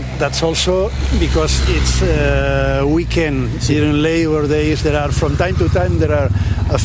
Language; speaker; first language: English; non-native, fluent; Spanish